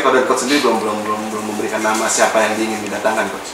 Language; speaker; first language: Indonesian; native; Indonesian